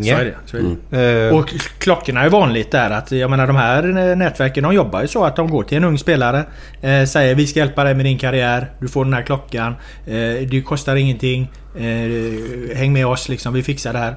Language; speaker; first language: Swedish; native; Swedish